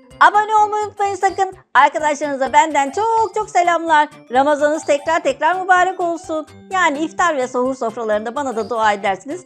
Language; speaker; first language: Turkish; native; Turkish